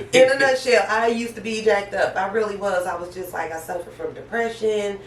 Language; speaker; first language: English; native; English